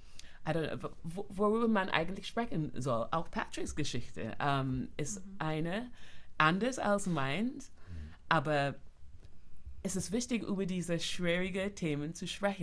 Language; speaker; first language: German; non-native, fluent; English